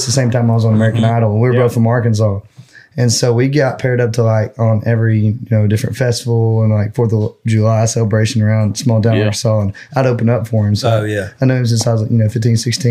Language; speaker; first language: English; native; English